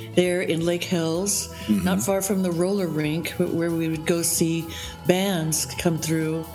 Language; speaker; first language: English; native; English